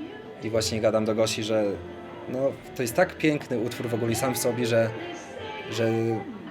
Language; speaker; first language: Polish; non-native, local second language; Rusyn